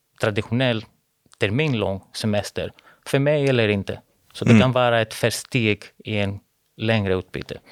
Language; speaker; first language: Swedish; non-native, fluent; Greek